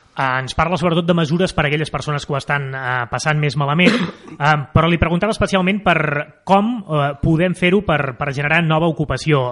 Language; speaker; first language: Catalan; native; Catalan